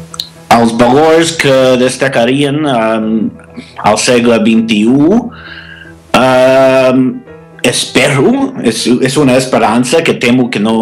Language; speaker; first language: Catalan; non-native, fluent; English